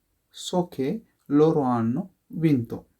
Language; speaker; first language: Italian; non-native, fluent; Sinhala